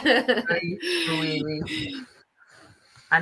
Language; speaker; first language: French; non-native, learner; Italian